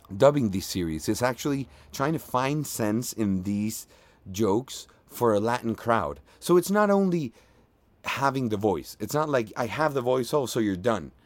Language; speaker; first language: English; non-native, fluent; Spanish